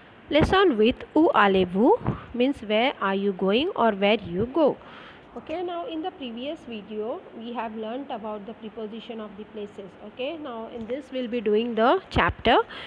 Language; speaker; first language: English; non-native, local second language; Marathi